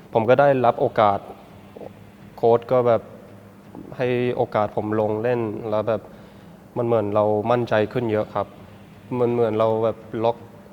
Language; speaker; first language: Thai; early bilingual, heritage; Thai